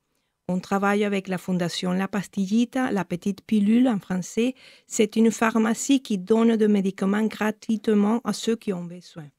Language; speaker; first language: French; non-native, fluent; Spanish